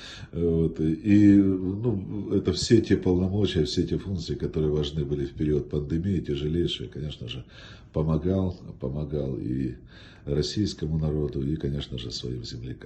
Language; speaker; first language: Russian; native; Russian